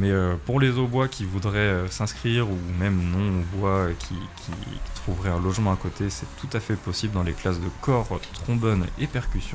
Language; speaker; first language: French; native; French